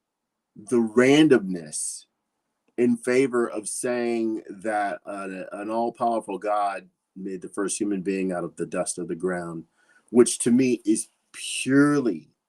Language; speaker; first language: English; native; English